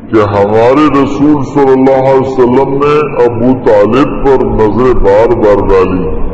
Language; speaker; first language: Urdu; non-native, local second language; Pashto